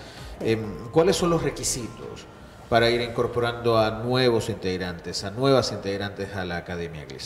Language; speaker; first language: Spanish; native; Spanish